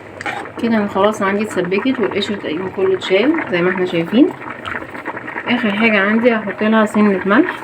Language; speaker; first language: Arabic; native; Arabic